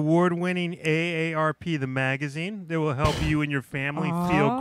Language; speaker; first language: English; native; English